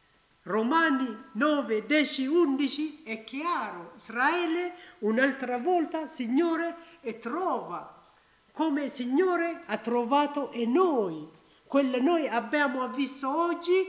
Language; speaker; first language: Italian; non-native, learner; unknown